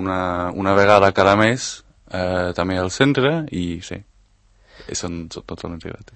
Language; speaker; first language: Catalan; non-native, fluent; Spanish